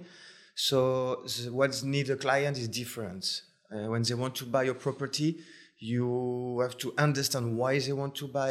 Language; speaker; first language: English; non-native, fluent; French